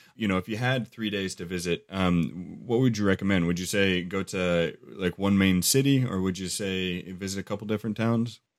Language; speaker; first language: English; native; English